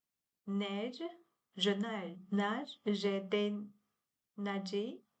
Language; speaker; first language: French; non-native, learner; Chinese